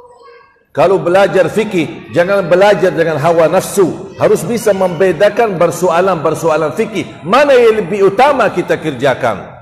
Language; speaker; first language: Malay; non-native, fluent; Arabic